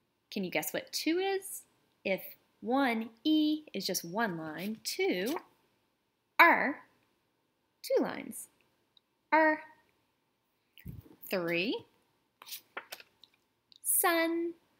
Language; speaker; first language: English; native; English